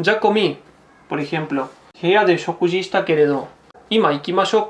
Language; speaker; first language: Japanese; non-native, learner; Spanish